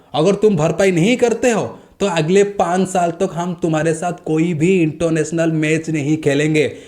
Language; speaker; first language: Hindi; native; Hindi